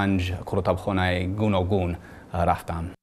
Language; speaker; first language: Persian; non-native, learner; English